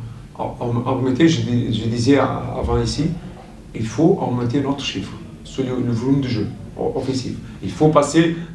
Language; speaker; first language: French; non-native, fluent; Portuguese